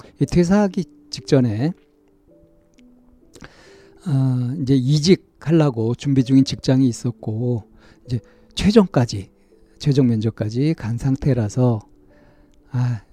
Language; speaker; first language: Korean; native; Korean